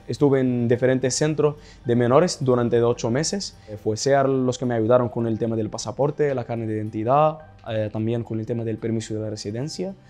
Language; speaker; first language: Spanish; non-native, fluent; Arabic